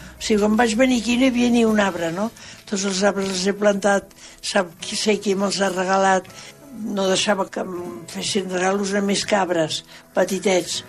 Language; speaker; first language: Catalan; native; Catalan